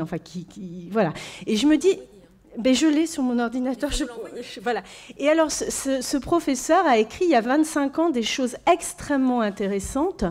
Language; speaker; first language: French; native; French